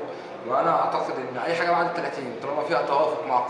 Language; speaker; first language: Arabic; native; Arabic